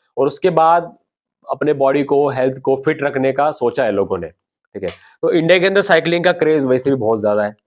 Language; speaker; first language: Hindi; non-native, local second language; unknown